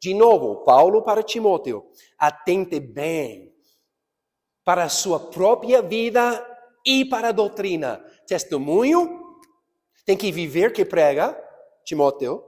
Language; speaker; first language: Portuguese; non-native, fluent; English